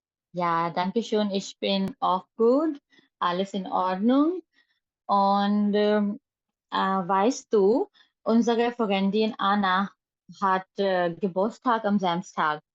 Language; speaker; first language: German; non-native, learner; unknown